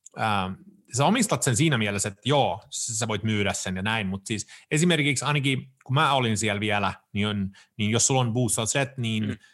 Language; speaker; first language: Finnish; early bilingual, heritage; Finnish